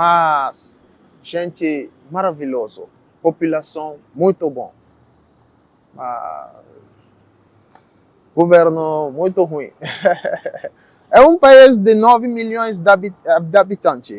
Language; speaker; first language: Portuguese; non-native, learner; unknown